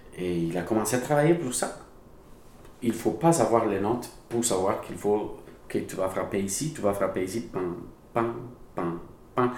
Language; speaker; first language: French; non-native, learner; Spanish